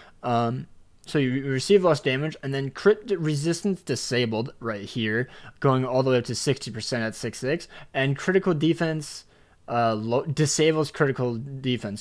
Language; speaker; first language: English; native; English